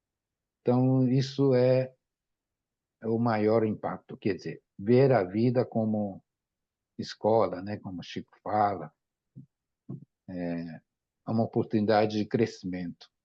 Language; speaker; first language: Portuguese; non-native, fluent; Japanese